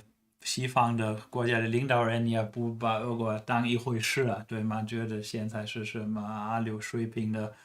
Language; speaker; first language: Chinese; non-native, fluent; German